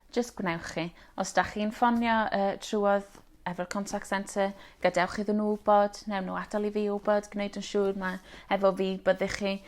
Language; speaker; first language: Welsh; native; Welsh